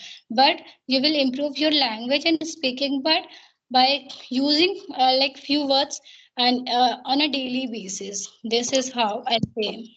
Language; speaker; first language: English; non-native, learner; Hindi